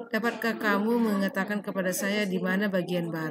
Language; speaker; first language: Indonesian; native; Indonesian